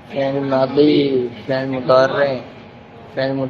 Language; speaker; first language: Arabic; non-native, learner; Malay